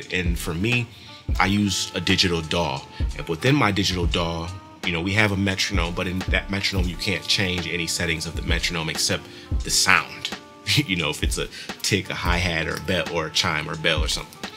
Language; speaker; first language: English; native; English